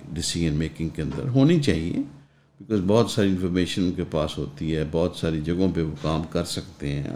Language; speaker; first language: Urdu; non-native, local second language; Punjabi